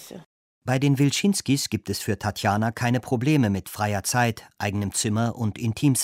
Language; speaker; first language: German; native; German